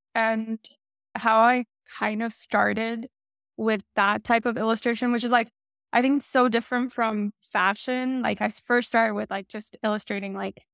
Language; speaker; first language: English; early bilingual, other home language; Hindi